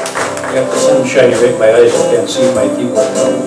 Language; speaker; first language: English; native; English